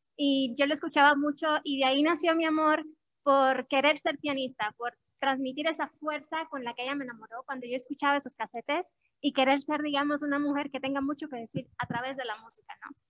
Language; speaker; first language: Spanish; native; Spanish